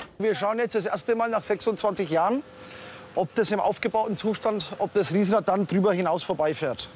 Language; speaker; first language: German; early bilingual, other home language; Italian